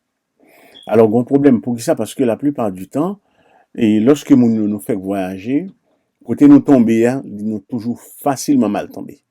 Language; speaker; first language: French; non-native, local second language; Haitian Creole